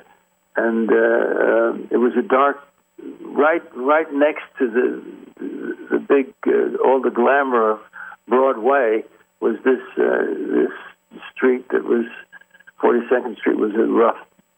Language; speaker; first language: English; native; English